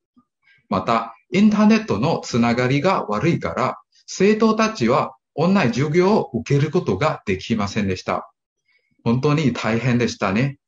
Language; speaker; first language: Japanese; non-native, learner; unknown